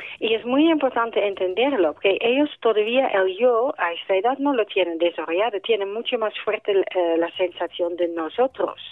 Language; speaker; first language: Spanish; non-native, fluent; Dutch